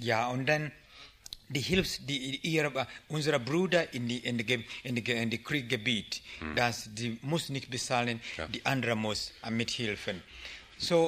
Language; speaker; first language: German; non-native, learner; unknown